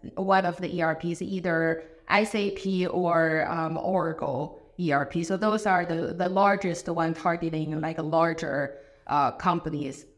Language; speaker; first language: English; non-native, fluent; Chinese